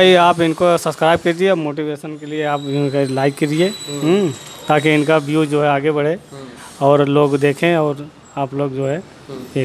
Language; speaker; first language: Hindi; native; Hindi